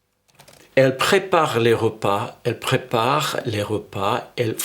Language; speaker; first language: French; non-native, fluent; English